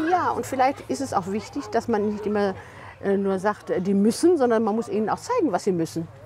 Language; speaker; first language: German; native; German